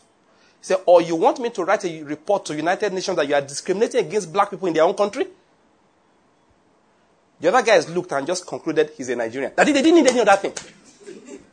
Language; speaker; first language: English; non-native, local second language; Yoruba